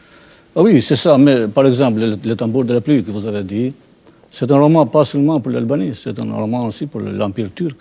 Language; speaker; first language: French; non-native, fluent; Albanian